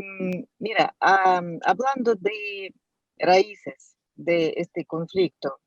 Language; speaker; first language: Spanish; non-native, fluent; Russian